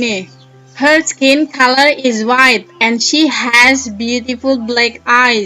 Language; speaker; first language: English; non-native, learner; Indonesian